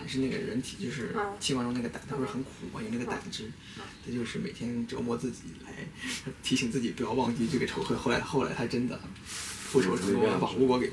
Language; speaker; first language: Chinese; native; Chinese